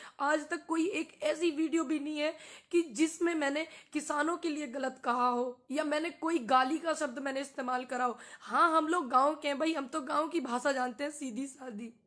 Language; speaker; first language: Hindi; native; Hindi